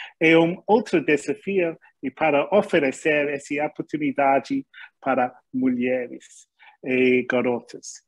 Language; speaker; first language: Portuguese; non-native, learner; English